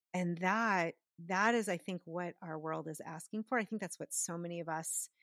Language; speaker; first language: English; native; English